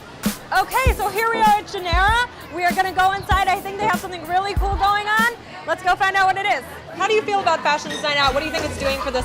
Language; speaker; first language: English; native; English